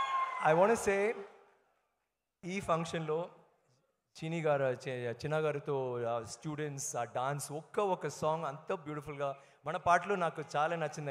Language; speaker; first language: Telugu; non-native, learner; Tamil